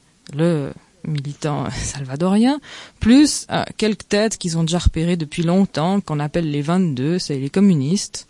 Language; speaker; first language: French; native; French